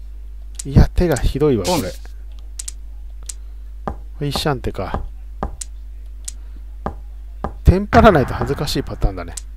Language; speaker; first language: Japanese; native; Japanese